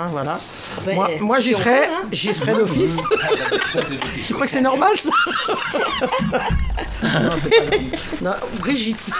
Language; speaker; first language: French; native; French